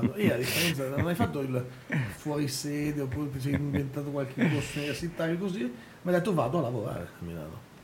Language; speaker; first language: Italian; native; Italian